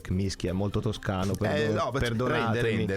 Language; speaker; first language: Italian; native; Italian